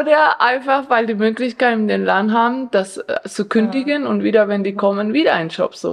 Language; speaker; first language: German; non-native, fluent; Spanish